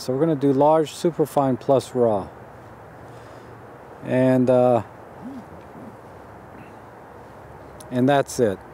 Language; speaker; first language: English; native; English